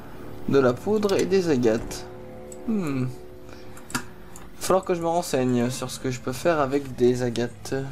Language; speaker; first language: French; native; French